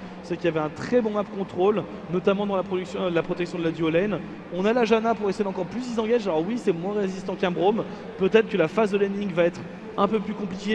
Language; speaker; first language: French; native; French